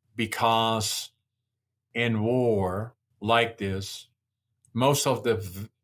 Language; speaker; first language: English; non-native, fluent; Dutch